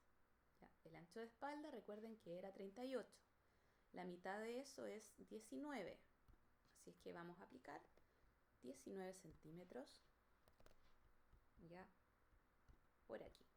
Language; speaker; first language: Spanish; native; Spanish